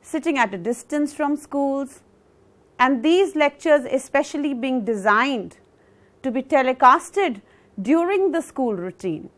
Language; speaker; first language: English; non-native, local second language; Punjabi